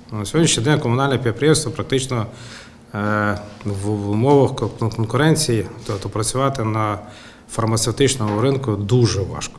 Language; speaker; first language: Ukrainian; native; Ukrainian